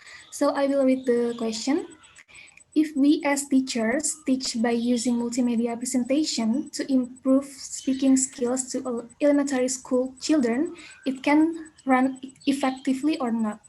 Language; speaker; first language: English; non-native, learner; Indonesian